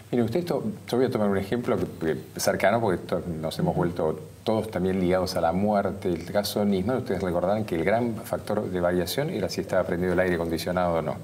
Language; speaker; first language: Spanish; native; Spanish